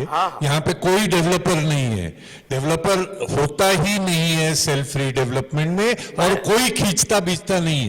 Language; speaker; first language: Hindi; non-native, local second language; Marathi